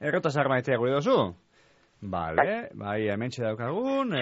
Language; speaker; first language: Basque; native; Basque